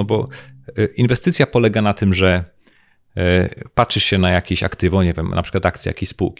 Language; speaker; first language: Polish; native; Polish